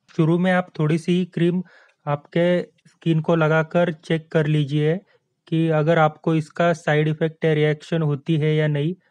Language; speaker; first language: Hindi; native; Hindi